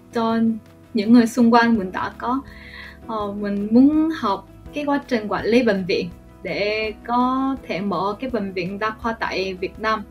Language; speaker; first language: Vietnamese; early bilingual, other home language; Korean